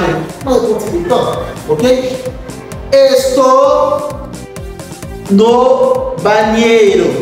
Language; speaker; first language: Portuguese; non-native, fluent; Haitian Creole